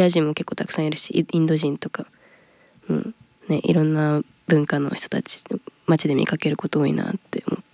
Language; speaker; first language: Japanese; native; Japanese